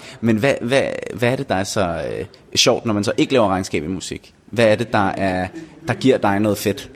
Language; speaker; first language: Danish; native; Danish